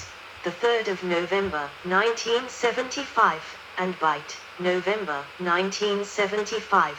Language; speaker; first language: English; non-native, learner; Danish